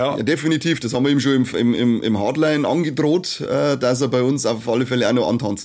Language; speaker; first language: German; native; German